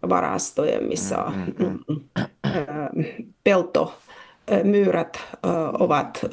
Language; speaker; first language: Finnish; non-native, fluent; Russian